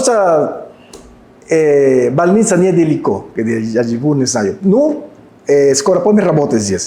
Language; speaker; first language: Russian; non-native, learner; Spanish